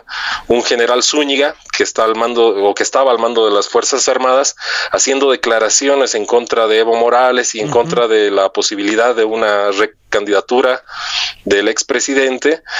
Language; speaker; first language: Spanish; native; Spanish